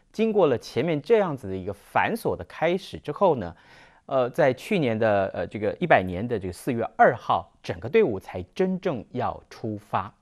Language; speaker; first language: Chinese; native; Chinese